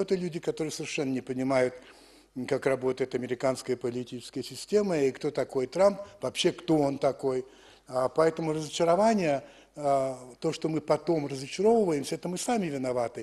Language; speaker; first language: Russian; early bilingual, heritage; French